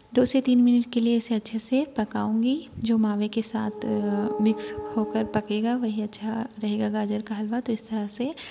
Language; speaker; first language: Hindi; non-native, local second language; Urdu